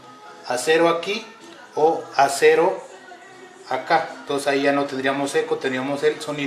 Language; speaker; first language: Spanish; native; Spanish